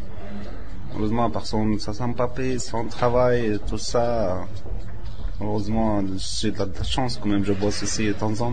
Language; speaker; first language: French; non-native, learner; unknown